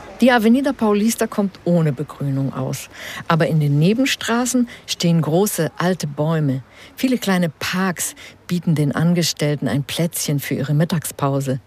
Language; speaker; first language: German; early bilingual, heritage; German